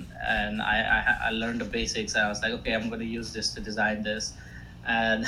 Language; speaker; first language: English; non-native, local second language; Assamese